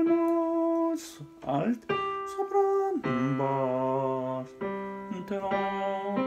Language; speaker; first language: German; non-native, fluent; Japanese